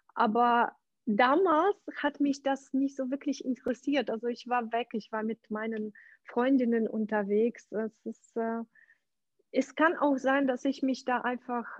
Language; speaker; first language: German; non-native, fluent; Ukrainian